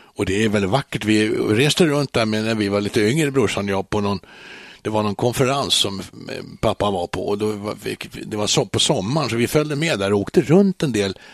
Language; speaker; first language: Swedish; native; Swedish